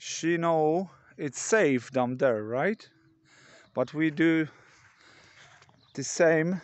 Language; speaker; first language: English; non-native, learner; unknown